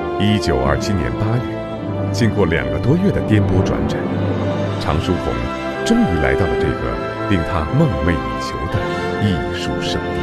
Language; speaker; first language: Chinese; native; Chinese